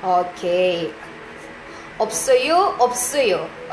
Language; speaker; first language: Korean; non-native, fluent; Iloko